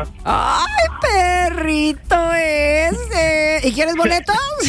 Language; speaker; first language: Spanish; native; Spanish